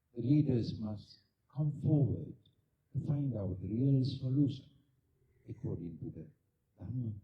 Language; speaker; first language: English; non-native, local second language; Sinhala